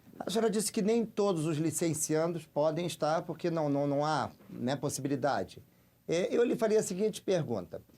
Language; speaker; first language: Portuguese; native; Portuguese